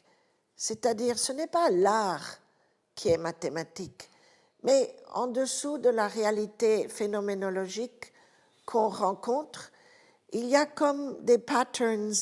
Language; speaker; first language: French; non-native, fluent; Italian